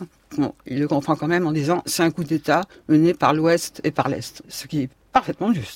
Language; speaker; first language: French; native; French